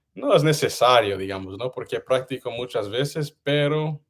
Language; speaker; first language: Spanish; non-native, learner; English